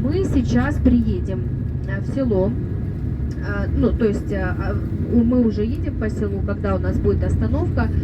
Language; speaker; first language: Russian; native; Russian